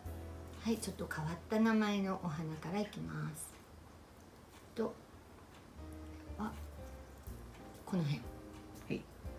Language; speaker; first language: Japanese; native; Japanese